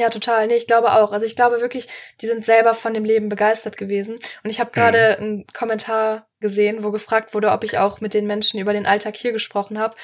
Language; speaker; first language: German; native; German